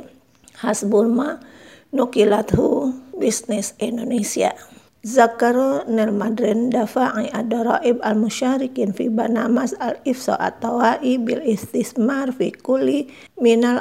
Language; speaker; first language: Arabic; non-native, fluent; Indonesian